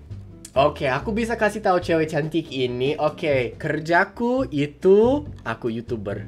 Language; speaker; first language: Indonesian; non-native, fluent; English